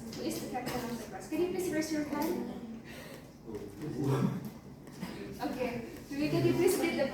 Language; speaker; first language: English; non-native, learner; Indonesian